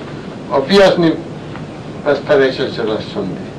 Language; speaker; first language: Russian; non-native, learner; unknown